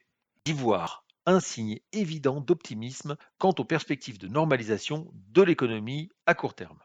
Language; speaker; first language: French; native; French